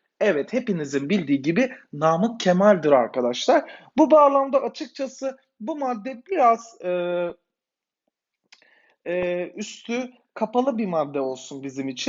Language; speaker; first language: Turkish; native; Turkish